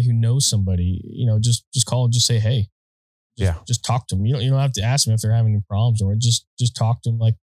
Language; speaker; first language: English; native; English